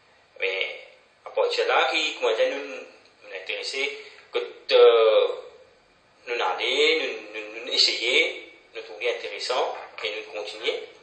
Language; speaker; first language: French; non-native, local second language; Morisyen